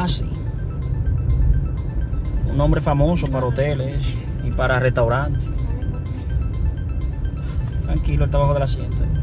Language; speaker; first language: Spanish; native; Spanish